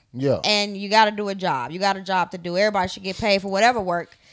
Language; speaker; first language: English; native; English